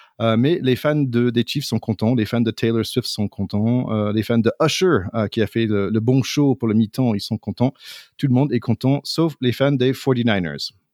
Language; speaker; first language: French; non-native, fluent; English